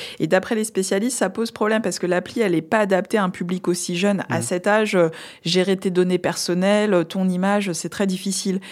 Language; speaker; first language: French; native; French